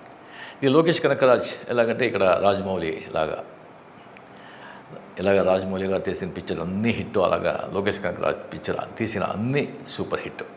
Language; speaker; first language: Telugu; non-native, local second language; Marathi